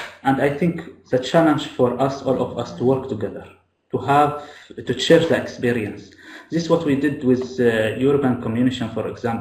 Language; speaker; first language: English; non-native, fluent; Arabic